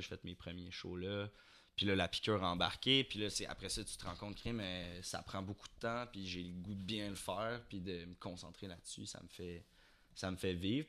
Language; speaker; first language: French; native; French